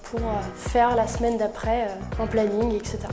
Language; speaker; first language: French; native; French